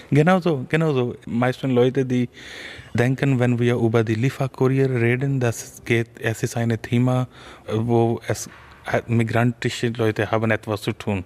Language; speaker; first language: German; non-native, learner; Urdu